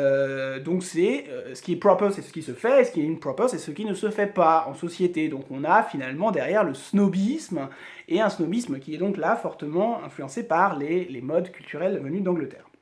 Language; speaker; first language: French; native; French